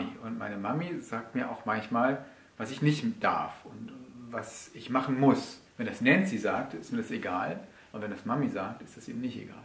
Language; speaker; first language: German; native; German